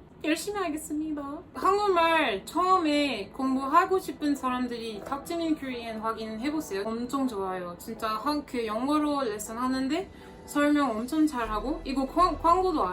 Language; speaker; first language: Korean; non-native, fluent; French